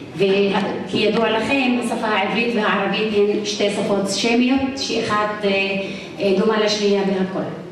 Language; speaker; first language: Hebrew; non-native, local second language; Arabic